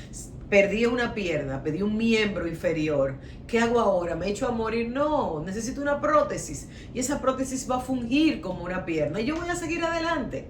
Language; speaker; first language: Spanish; native; Spanish